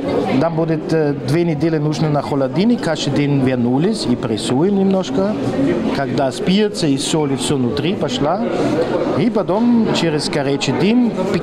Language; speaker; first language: Russian; non-native, learner; German